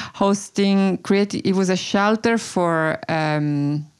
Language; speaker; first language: English; non-native, fluent; Italian